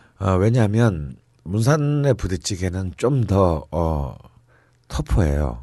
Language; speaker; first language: Korean; native; Korean